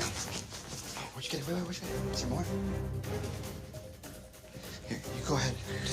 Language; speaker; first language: English; native; English